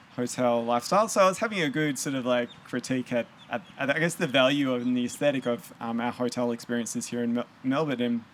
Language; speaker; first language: English; native; English